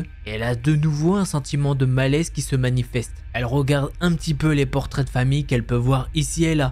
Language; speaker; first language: French; native; French